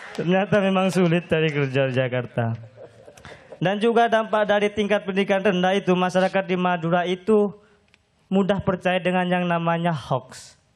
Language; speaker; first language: Indonesian; non-native, local second language; Madurese